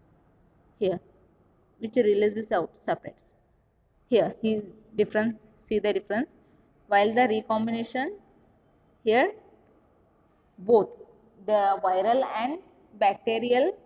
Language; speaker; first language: English; non-native, local second language; Kannada